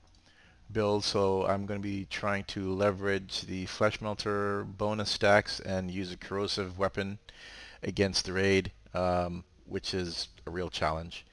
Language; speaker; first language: English; native; English